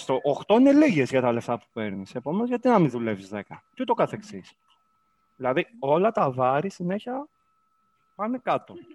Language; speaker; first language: Greek; native; Greek